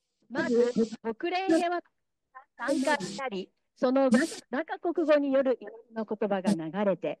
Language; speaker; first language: Japanese; native; Japanese